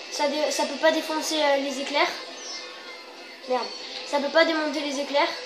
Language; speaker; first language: French; native; French